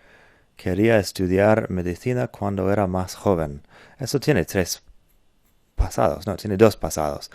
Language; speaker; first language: Spanish; non-native, fluent; English